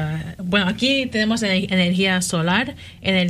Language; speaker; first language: Spanish; early bilingual, heritage; Spanish